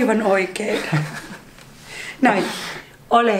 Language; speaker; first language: Finnish; native; Finnish